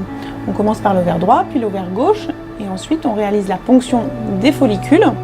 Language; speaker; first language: French; native; French